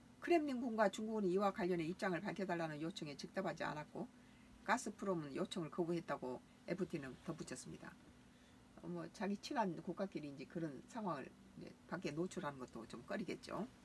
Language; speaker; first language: Korean; native; Korean